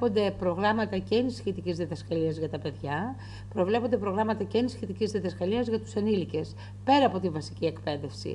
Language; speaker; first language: Greek; native; Greek